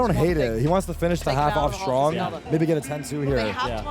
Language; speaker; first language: English; native; English